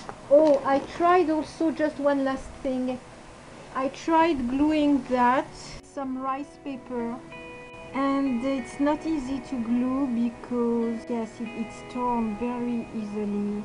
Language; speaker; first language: English; non-native, fluent; French